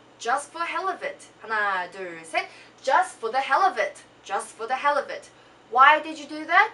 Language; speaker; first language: English; non-native, fluent; Korean